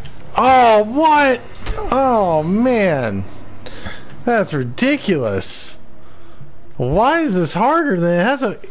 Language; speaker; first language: English; native; English